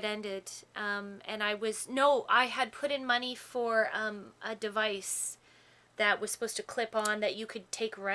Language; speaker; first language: English; native; English